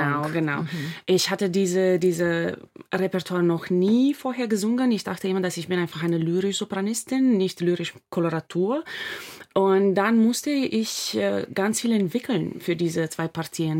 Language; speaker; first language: German; non-native, fluent; English